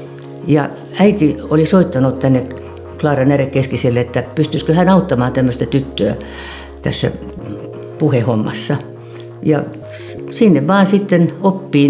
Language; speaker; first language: Finnish; native; Finnish